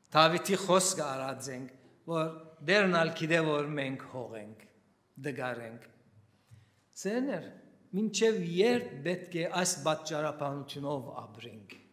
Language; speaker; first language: Armenian; early bilingual, heritage; Armenian